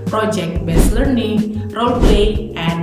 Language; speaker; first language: English; non-native, fluent; Indonesian